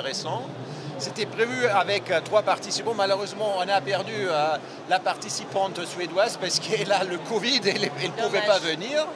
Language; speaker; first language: French; non-native, fluent; German